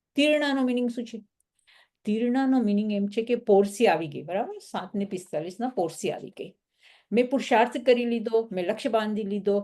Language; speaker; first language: Gujarati; early bilingual, heritage; Gujarati